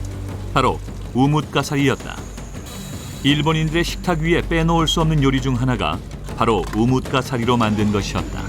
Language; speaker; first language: Korean; native; Korean